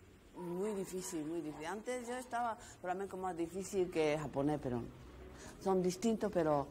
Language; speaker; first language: Spanish; non-native, learner; Japanese